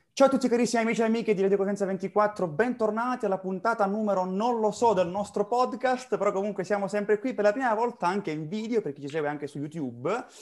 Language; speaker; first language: Italian; native; Italian